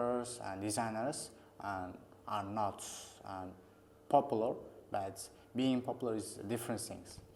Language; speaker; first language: English; non-native, learner; Uzbek